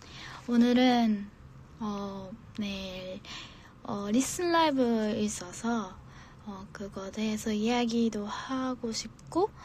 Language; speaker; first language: Korean; non-native, fluent; Japanese